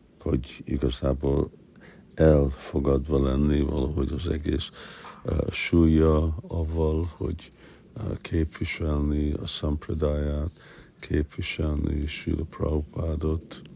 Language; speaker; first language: Hungarian; early bilingual, heritage; Hungarian